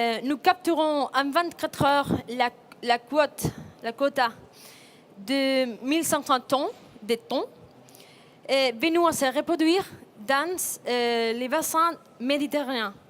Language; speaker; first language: French; non-native, fluent; Spanish